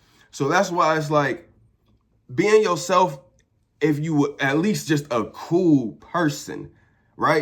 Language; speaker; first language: English; native; English